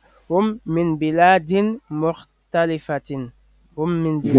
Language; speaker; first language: Arabic; non-native, fluent; French